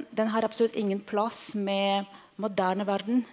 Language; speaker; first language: Norwegian; non-native, fluent; Russian